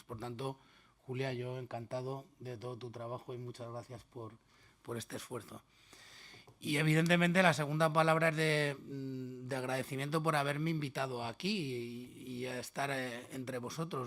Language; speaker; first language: Spanish; native; Spanish